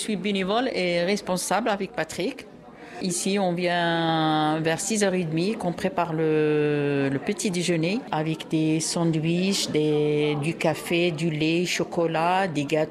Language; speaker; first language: French; non-native, local second language; Arabic